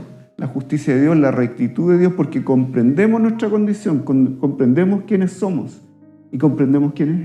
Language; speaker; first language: Spanish; native; Spanish